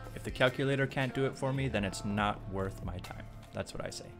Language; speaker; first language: English; native; English